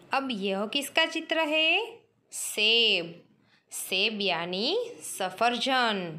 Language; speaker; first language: Hindi; non-native, local second language; Gujarati